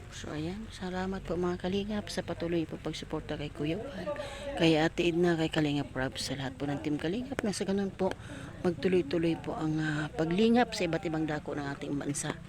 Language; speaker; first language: Filipino; non-native, local second language; Cebuano